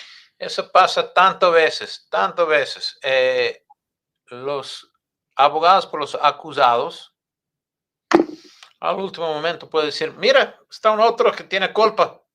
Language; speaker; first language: Spanish; non-native, fluent; English